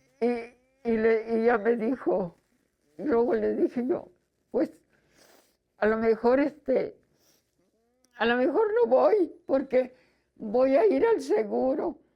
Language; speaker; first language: Spanish; native; Spanish